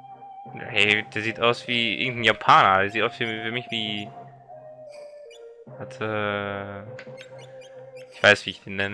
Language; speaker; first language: German; native; German